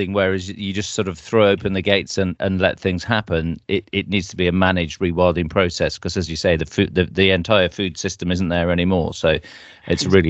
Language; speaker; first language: English; native; English